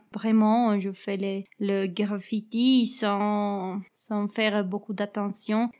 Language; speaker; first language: French; non-native, learner; Spanish